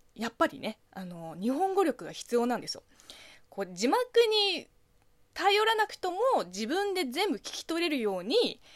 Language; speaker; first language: Japanese; non-native, fluent; Chinese